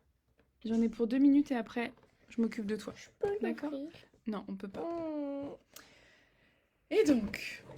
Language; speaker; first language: French; native; French